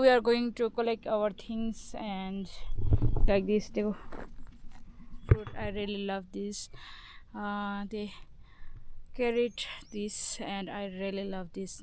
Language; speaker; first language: English; non-native, learner; Tibetan